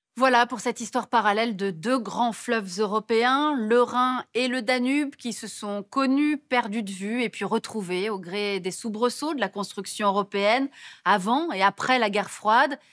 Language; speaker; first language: French; native; French